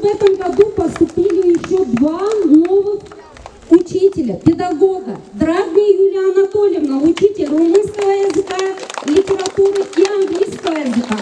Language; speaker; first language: Russian; non-native, local second language; Gagauz